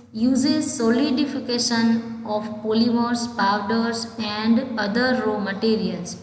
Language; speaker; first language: English; non-native, local second language; Gujarati